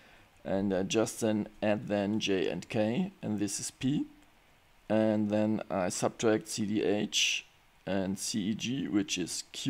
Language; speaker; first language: English; non-native, fluent; German